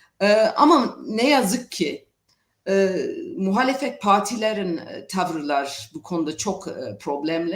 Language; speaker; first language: Turkish; non-native, fluent; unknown